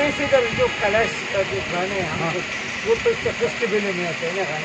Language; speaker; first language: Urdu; non-native, local second language; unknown